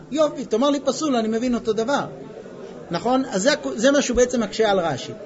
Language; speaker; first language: Hebrew; non-native, fluent; English